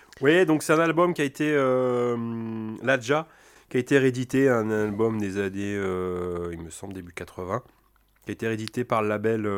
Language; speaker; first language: French; native; French